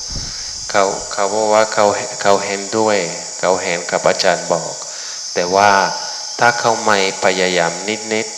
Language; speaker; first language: Thai; non-native, fluent; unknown